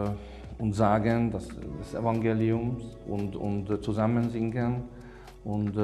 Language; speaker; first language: German; non-native, learner; Hungarian